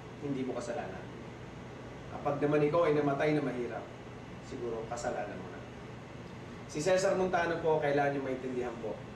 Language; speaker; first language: Filipino; native; Filipino